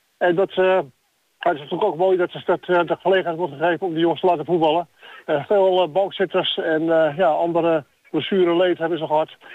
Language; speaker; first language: Dutch; native; Dutch